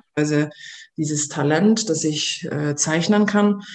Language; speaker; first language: German; non-native, fluent; Hungarian